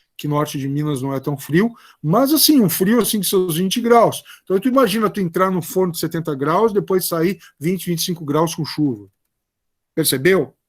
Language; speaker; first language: Portuguese; native; Portuguese